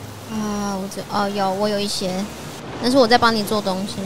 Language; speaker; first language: Chinese; native; Chinese